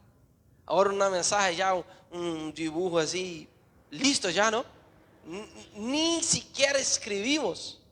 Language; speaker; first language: Spanish; non-native, learner; Portuguese